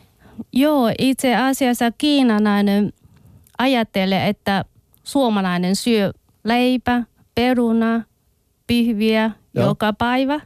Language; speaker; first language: Finnish; non-native, learner; Chinese